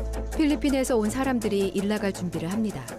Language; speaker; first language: Korean; native; Korean